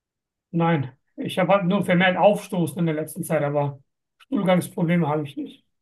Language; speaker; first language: German; non-native, fluent; Turkish